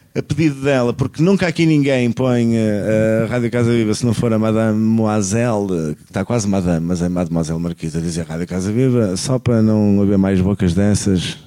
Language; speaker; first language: Portuguese; native; Portuguese